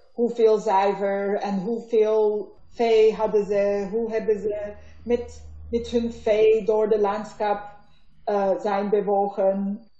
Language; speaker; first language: Dutch; non-native, learner; Turkish